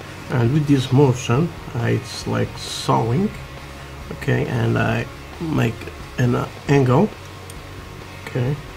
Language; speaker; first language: English; non-native, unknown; Portuguese